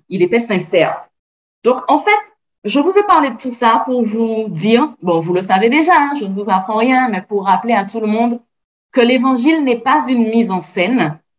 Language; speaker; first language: French; native; French